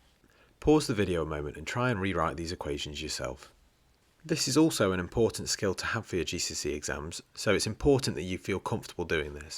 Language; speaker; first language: English; native; English